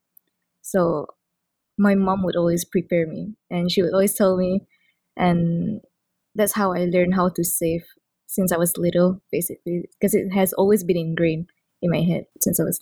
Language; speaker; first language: English; non-native, local second language; Malay